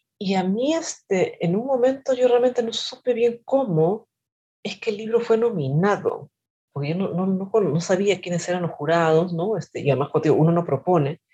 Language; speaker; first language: Spanish; native; Spanish